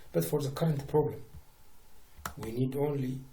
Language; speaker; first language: English; non-native, local second language; Amharic